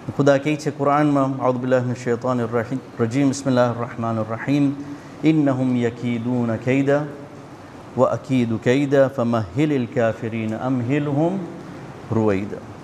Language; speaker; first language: Gujarati; early bilingual, heritage; Gujarati